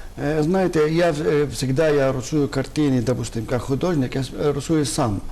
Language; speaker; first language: Russian; non-native, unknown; Arabic